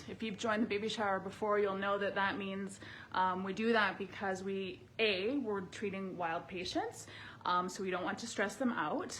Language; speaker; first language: English; native; English